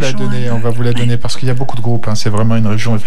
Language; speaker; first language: French; native; French